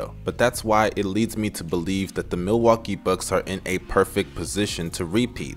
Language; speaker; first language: English; native; English